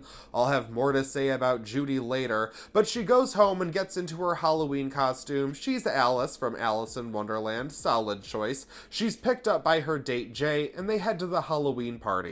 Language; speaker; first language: English; native; English